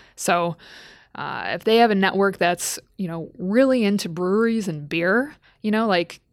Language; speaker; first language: English; native; English